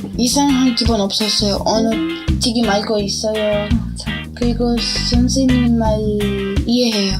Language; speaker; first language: Korean; non-native, learner; Arabic